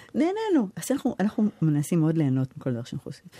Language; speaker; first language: Hebrew; early bilingual, heritage; Hebrew